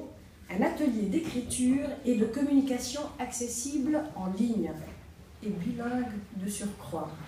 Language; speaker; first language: French; native; French